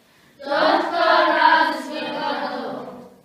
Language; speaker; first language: Russian; non-native, learner; Mongolian